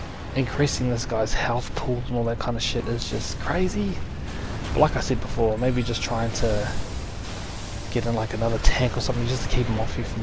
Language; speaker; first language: English; native; English